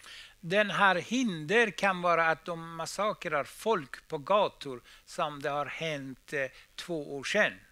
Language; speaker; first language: Swedish; non-native, fluent; Persian